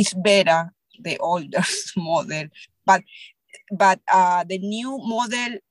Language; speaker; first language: English; non-native, learner; Spanish